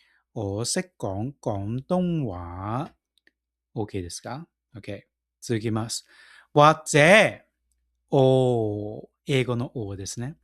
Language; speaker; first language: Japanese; non-native, fluent; Cantonese